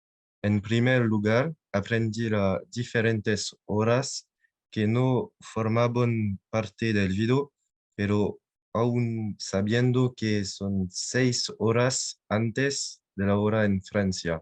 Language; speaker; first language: Spanish; non-native, learner; French